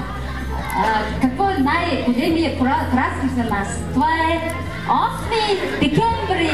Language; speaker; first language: Bulgarian; non-native, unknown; Mongolian